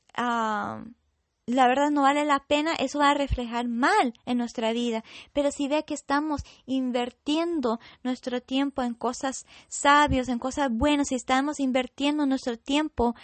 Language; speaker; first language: Spanish; non-native, fluent; English